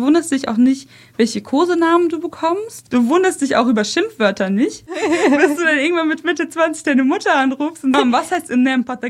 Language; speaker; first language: German; early bilingual, other home language; Russian